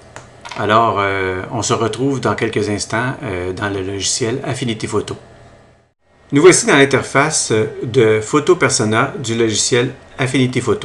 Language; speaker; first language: French; native; French